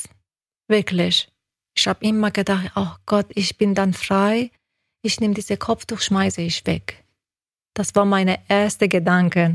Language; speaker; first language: German; non-native, fluent; Persian